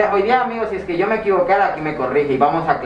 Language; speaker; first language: Spanish; native; Spanish